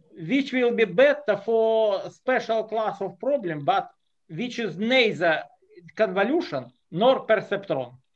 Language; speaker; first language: English; non-native, fluent; Russian